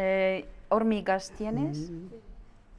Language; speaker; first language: Spanish; non-native, learner; Russian